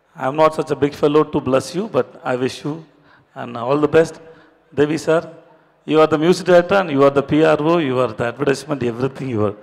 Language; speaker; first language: English; non-native, local second language; Tamil